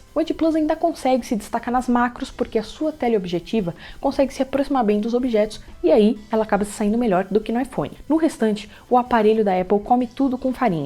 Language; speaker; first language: Portuguese; native; Portuguese